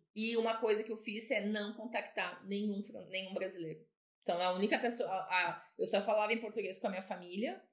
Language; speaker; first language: Portuguese; native; Portuguese